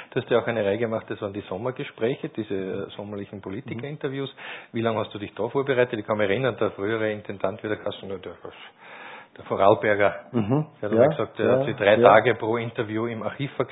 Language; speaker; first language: German; native; German